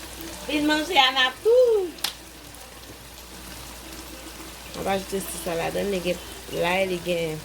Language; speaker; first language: French; non-native, learner; Haitian Creole